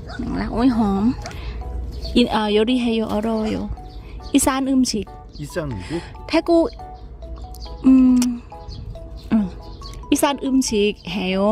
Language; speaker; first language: Korean; non-native, learner; Thai